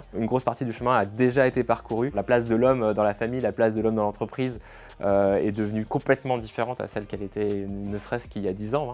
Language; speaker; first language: French; native; French